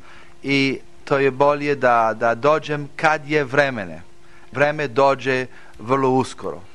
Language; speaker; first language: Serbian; early bilingual, heritage; English